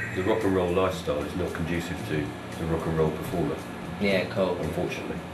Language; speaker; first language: English; native; English